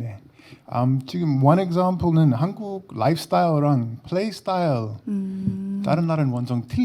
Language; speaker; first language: Korean; non-native, learner; English